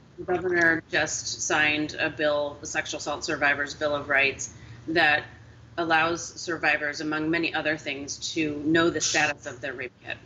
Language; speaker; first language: English; native; English